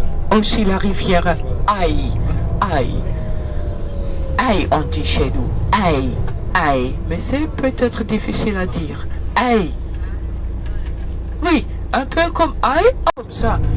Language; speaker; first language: French; early bilingual, heritage; Dutch